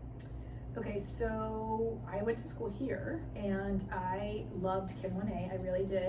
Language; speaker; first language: English; native; English